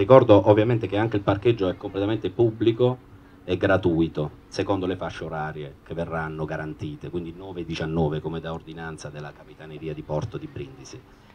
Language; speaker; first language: Italian; native; Italian